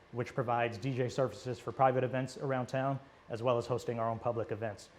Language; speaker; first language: English; native; English